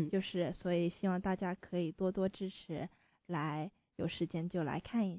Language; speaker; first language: Chinese; early bilingual, heritage; Chinese